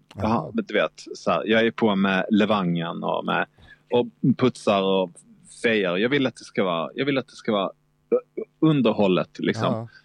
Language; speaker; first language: Swedish; native; Swedish